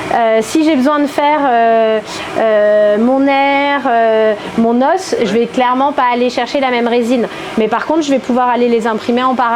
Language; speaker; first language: French; native; French